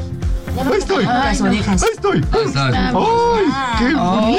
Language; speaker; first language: Spanish; native; Spanish